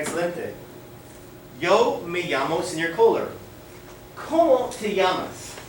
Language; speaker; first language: Spanish; non-native, fluent; English